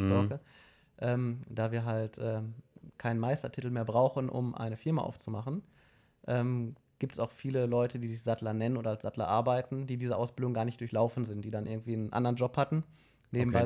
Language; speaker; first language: German; native; German